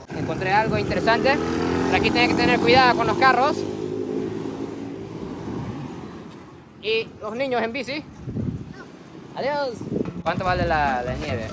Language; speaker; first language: Spanish; non-native, fluent; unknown